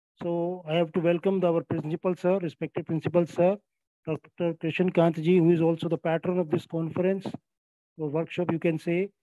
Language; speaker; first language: English; non-native, local second language; Hindi